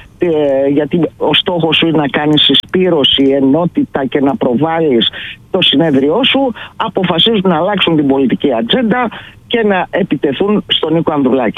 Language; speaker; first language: Greek; native; Greek